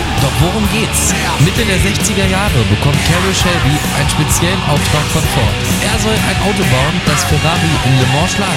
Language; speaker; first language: German; native; German